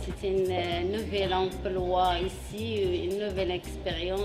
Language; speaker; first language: French; non-native, local second language; Arabic